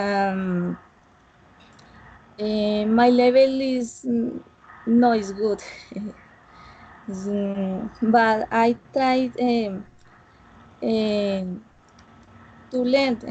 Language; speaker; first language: English; non-native, learner; Spanish